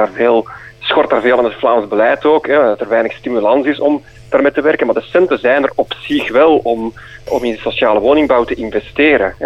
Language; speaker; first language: Dutch; native; Dutch